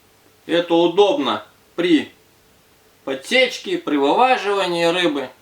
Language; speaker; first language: Russian; native; Russian